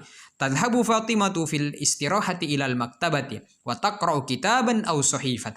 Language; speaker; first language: Arabic; non-native, fluent; Indonesian